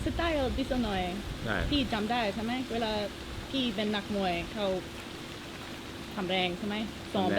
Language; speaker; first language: Thai; non-native, learner; English